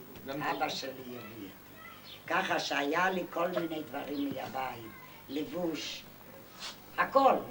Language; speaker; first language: Hebrew; non-native, fluent; Yiddish